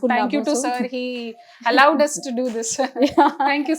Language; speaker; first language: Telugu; non-native, fluent; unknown